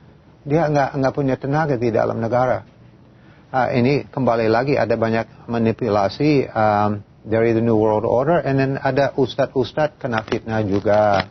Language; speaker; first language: Indonesian; non-native, fluent; English